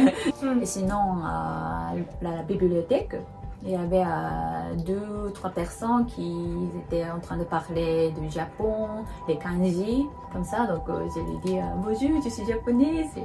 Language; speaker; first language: French; non-native, learner; Japanese